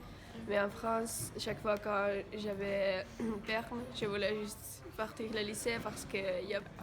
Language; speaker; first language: French; non-native, fluent; Finnish